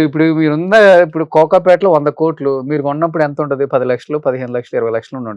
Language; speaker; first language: Telugu; native; Telugu